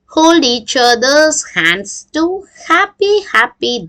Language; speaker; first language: English; non-native, local second language; Tamil